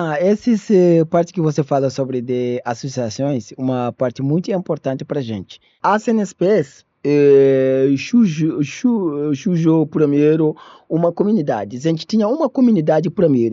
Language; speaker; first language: Portuguese; non-native, learner; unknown